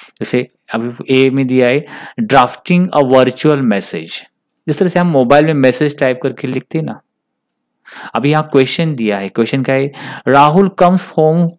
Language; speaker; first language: Hindi; non-native, local second language; Marathi